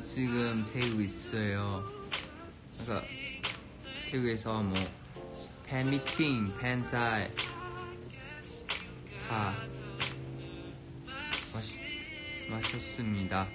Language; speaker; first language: Korean; non-native, fluent; Thai